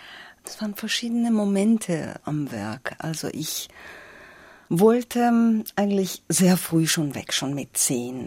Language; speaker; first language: German; non-native, fluent; Persian